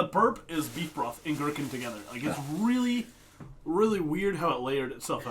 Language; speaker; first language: English; native; English